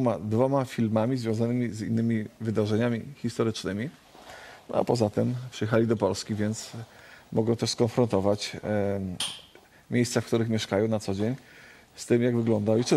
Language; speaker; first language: Polish; native; Polish